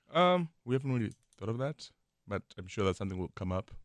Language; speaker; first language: English; non-native, local second language; Swahili